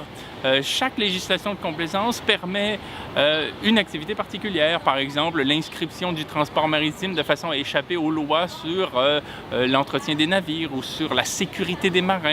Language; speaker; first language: French; native; French